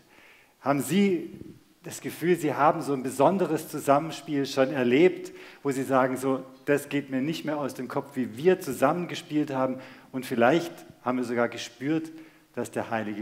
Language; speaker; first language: German; native; German